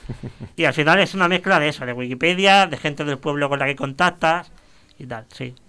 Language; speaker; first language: Spanish; native; Spanish